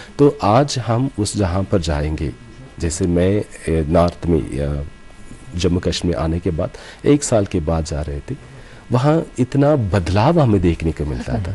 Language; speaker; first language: Hindi; non-native, local second language; Tamil